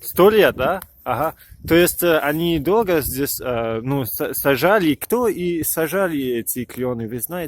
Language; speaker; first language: Russian; non-native, learner; French